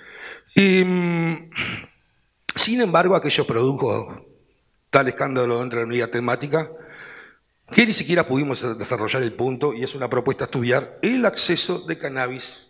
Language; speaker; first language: Spanish; native; Spanish